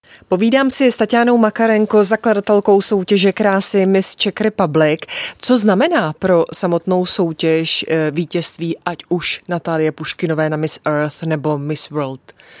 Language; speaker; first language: Czech; native; Czech